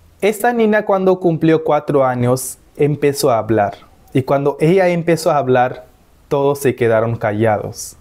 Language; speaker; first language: Spanish; non-native, fluent; Hindi